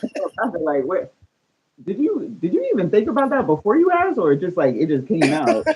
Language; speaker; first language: English; native; English